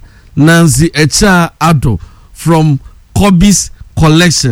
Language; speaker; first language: English; non-native, local second language; Akan